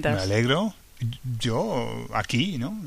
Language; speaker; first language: Spanish; non-native, fluent; English